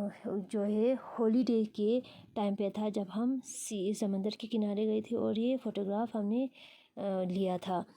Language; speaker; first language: Hindi; non-native, local second language; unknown